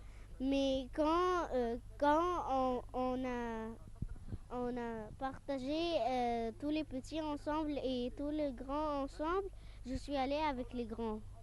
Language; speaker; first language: French; non-native, local second language; Arabic